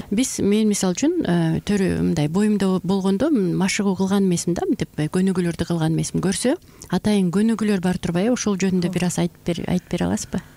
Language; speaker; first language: Kyrgyz; native; Kyrgyz